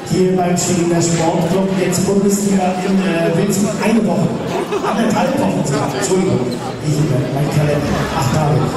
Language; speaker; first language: German; native; German